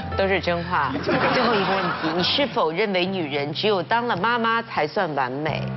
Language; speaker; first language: Chinese; native; Chinese